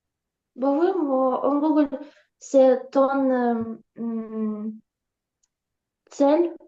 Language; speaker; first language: French; non-native, learner; Ukrainian